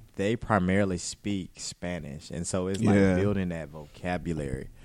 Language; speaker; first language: English; native; English